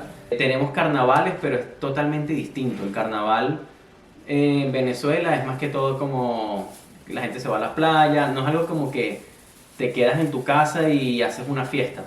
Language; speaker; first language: Spanish; native; Spanish